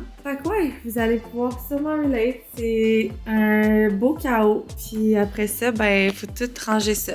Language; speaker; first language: French; native; French